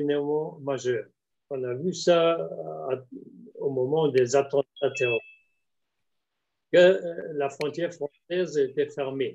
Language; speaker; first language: French; non-native, fluent; German